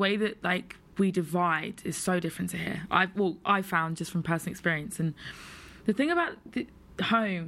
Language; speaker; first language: English; native; English